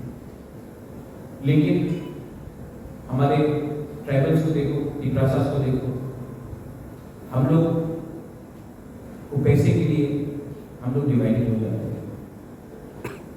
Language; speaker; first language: Hindi; non-native, local second language; Kok Borok